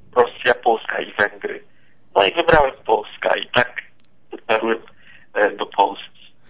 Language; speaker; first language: Polish; non-native, fluent; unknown